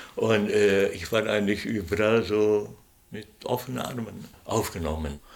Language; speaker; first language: German; non-native, fluent; Indonesian